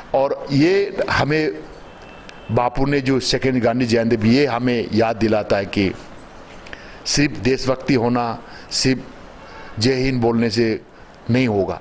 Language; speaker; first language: Hindi; non-native, local second language; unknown